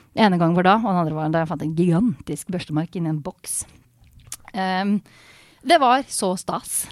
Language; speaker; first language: Norwegian; native; Norwegian